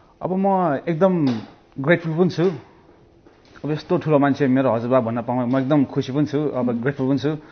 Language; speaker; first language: Nepali; early bilingual, heritage; Nepali